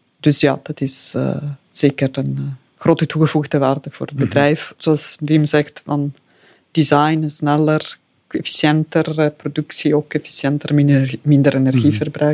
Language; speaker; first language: Dutch; non-native, fluent; Italian